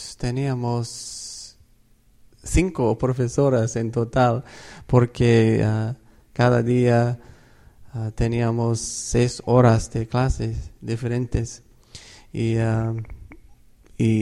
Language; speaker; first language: Spanish; non-native, fluent; English